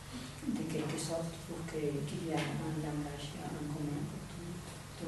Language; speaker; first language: French; non-native, fluent; Spanish